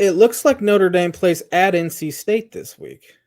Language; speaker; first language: English; native; English